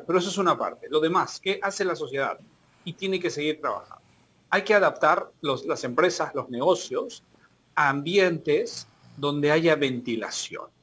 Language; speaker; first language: Spanish; native; Spanish